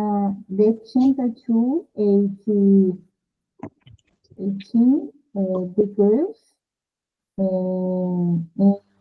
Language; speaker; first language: English; non-native, learner; Portuguese